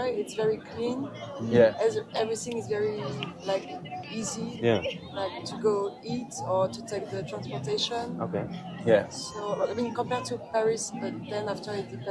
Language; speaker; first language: English; non-native, fluent; French